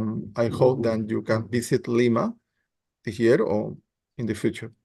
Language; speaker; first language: English; non-native, learner; Spanish